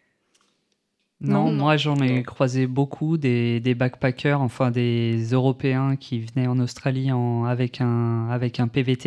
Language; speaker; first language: French; native; French